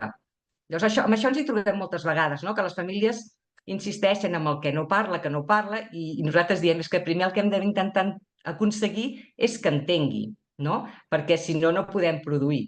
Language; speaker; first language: Catalan; native; Catalan